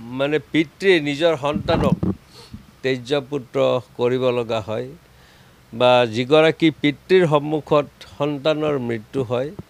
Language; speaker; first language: Assamese; native; Assamese